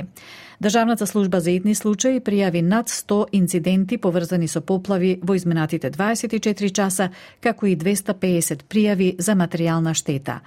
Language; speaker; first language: Macedonian; native; Macedonian